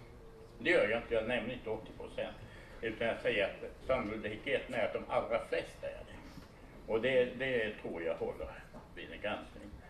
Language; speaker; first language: Swedish; native; Swedish